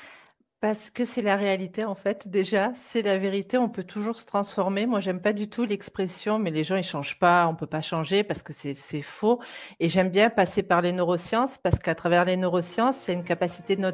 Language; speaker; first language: French; native; French